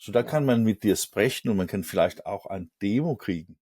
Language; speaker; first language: German; non-native, learner; Danish